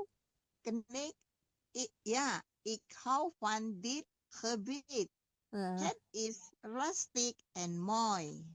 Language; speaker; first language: Dutch; non-native, learner; Indonesian